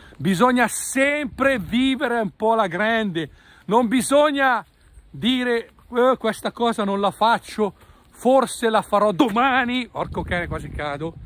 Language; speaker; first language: Italian; native; Italian